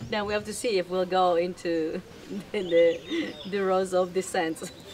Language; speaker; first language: English; non-native, fluent; Italian